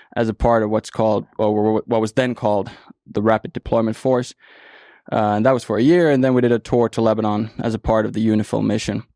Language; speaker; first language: English; non-native, fluent; Finnish